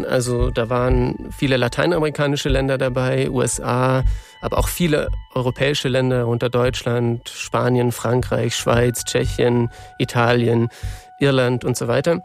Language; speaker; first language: German; native; German